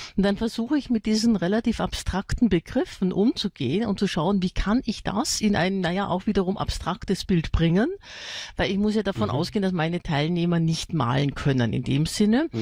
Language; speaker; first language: German; native; German